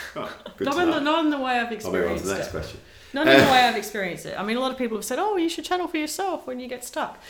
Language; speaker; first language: English; native; English